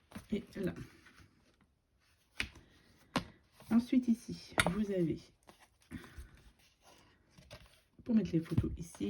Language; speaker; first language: French; native; French